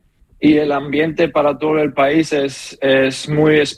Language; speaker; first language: Spanish; non-native, learner; German